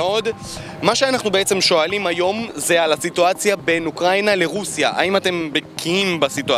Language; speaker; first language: Hebrew; native; Hebrew